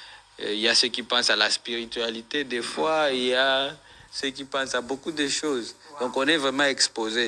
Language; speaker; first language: French; non-native, local second language; Swahili